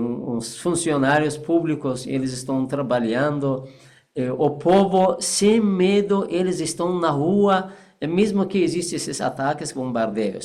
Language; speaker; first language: Portuguese; non-native, fluent; Persian